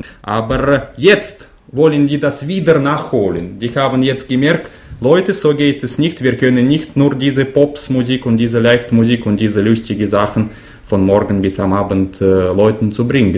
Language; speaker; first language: German; non-native, fluent; Russian